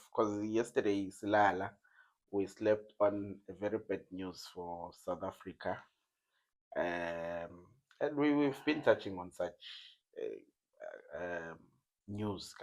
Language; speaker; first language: English; non-native, local second language; Zulu